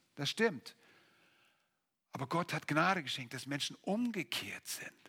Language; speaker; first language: German; native; German